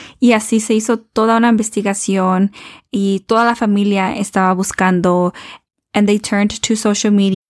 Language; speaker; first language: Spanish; early bilingual, heritage; Spanish